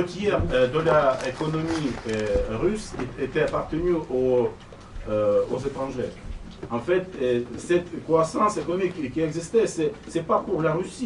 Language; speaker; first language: French; non-native, learner; Russian